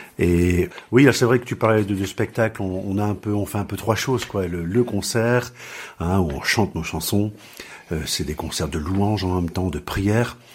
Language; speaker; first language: French; native; French